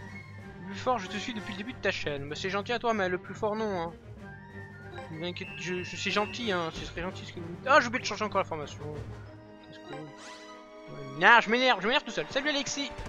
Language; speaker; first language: French; native; French